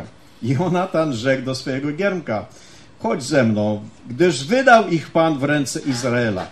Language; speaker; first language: Polish; early bilingual, heritage; Polish